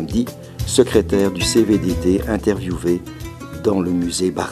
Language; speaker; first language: French; native; French